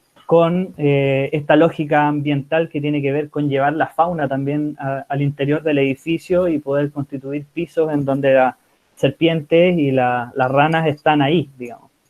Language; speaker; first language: Spanish; native; Spanish